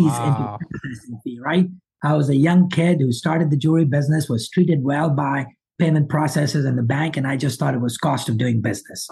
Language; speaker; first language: English; early bilingual, other home language; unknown